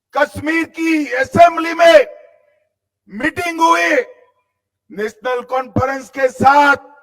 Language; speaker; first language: Hindi; non-native, local second language; Gujarati